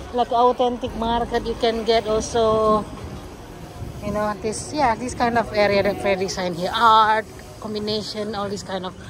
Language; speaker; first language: English; non-native, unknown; Indonesian